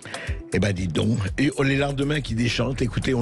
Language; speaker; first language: French; native; French